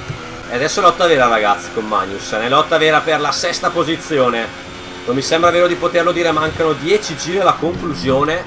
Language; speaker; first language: Italian; native; Italian